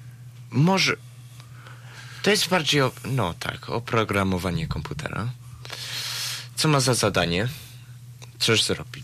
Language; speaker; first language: Polish; early bilingual, heritage; Polish